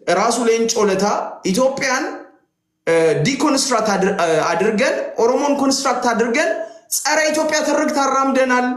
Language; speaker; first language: Amharic; native; Amharic